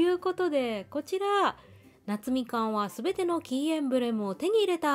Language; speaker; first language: Japanese; native; Japanese